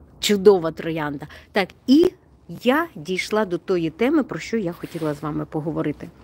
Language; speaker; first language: Ukrainian; non-native, local second language; Russian